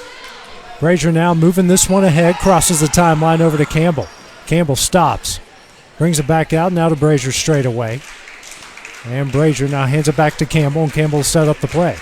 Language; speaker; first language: English; native; English